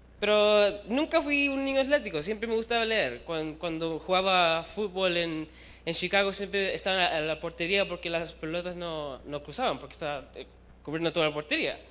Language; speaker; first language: Spanish; early bilingual, heritage; Spanish